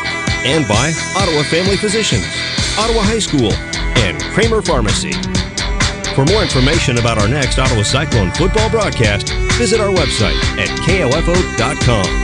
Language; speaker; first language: English; native; English